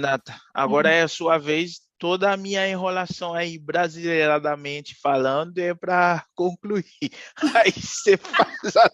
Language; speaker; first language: Portuguese; non-native, fluent; Haitian Creole